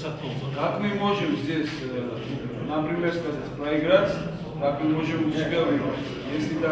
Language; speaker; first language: Russian; non-native, fluent; Georgian